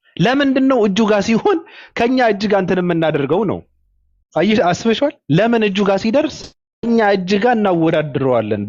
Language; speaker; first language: Amharic; native; Amharic